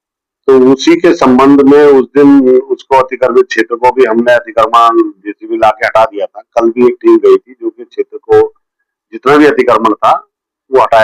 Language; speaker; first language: Hindi; native; Hindi